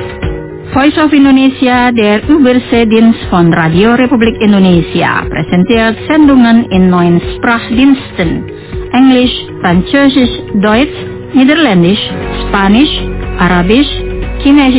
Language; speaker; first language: German; non-native, fluent; Indonesian